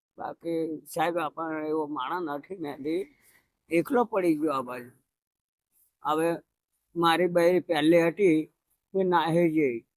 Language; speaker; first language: Gujarati; native; Gujarati